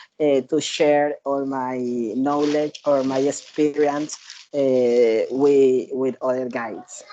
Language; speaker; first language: English; non-native, learner; Spanish